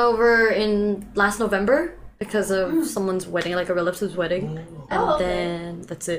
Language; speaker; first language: English; non-native, local second language; Cantonese